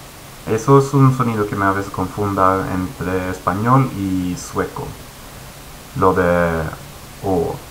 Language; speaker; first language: Spanish; non-native, fluent; Swedish